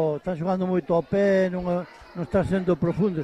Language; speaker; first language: Spanish; non-native, local second language; Galician